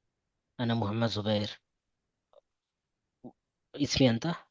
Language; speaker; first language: Arabic; non-native, learner; Urdu